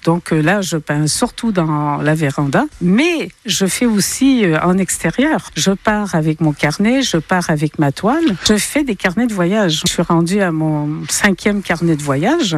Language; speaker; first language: French; native; French